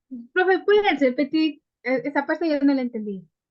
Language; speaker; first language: Spanish; native; Spanish